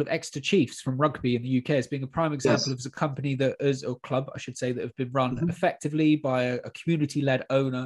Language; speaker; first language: English; native; English